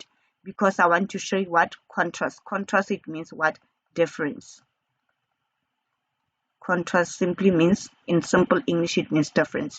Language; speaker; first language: English; non-native, local second language; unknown